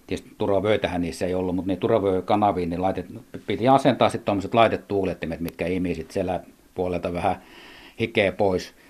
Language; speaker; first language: Finnish; native; Finnish